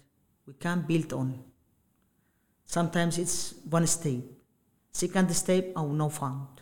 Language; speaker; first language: English; non-native, learner; Arabic